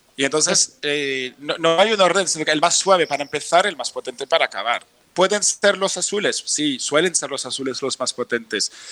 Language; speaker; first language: Spanish; non-native, fluent; French